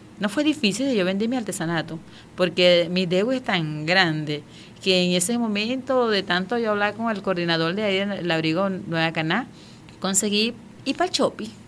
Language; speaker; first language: Spanish; non-native, local second language; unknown